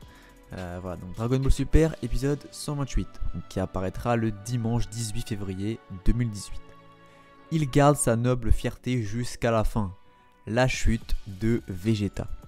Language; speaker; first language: French; native; French